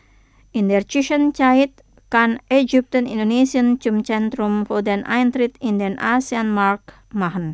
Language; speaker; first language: German; non-native, fluent; Indonesian